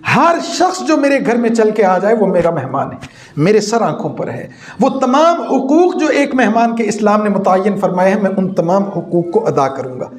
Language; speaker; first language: Urdu; non-native, local second language; Punjabi